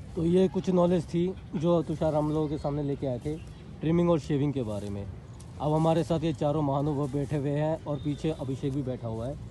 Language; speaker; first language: Hindi; non-native, local second language; Bangla